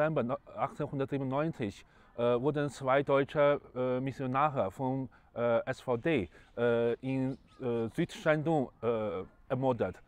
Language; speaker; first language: German; non-native, fluent; Chinese